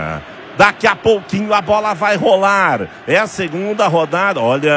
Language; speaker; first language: Portuguese; native; Portuguese